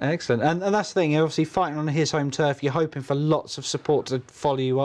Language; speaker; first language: English; native; English